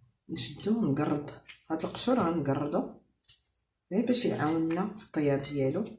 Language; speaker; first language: Arabic; native; Arabic